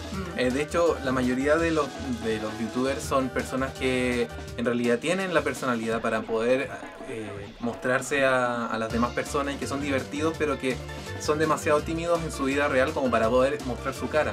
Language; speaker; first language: Spanish; native; Spanish